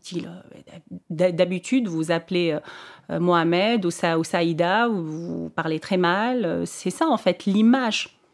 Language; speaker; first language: French; non-native, local second language; Arabic